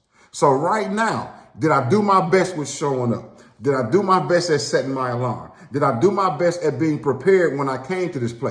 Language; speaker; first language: English; native; English